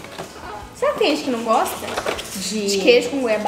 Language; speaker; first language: Portuguese; native; Portuguese